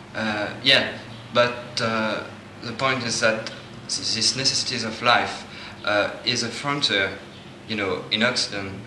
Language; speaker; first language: English; non-native, fluent; French